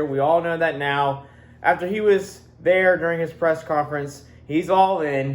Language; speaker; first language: English; native; English